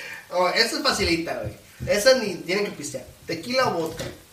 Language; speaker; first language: Spanish; early bilingual, heritage; Spanish